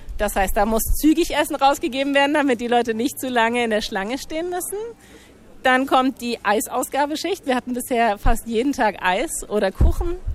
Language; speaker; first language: German; native; German